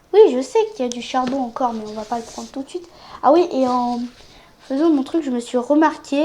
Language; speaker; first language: French; native; French